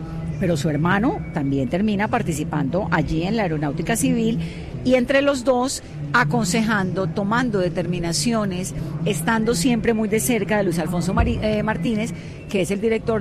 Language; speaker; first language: Spanish; native; Spanish